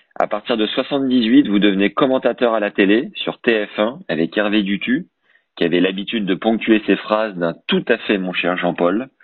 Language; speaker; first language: French; native; French